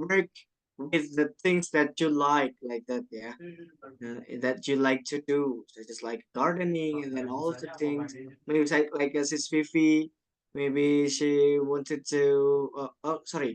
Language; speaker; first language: English; non-native, fluent; Indonesian